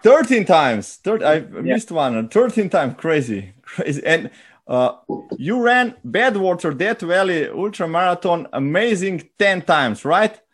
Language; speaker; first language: English; non-native, learner; Slovenian